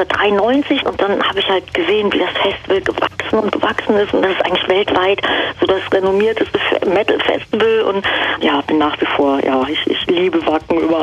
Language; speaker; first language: German; native; German